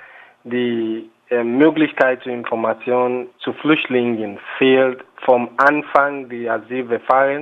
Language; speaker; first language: German; non-native, fluent; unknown